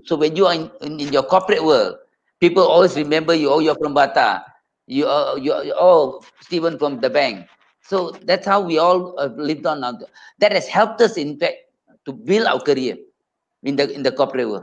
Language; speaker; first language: English; non-native, local second language; Tamil